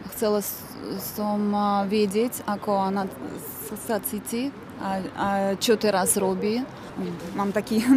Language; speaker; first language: Slovak; non-native, learner; Russian